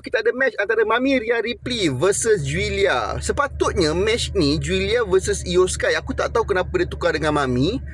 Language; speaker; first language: Malay; native; Malay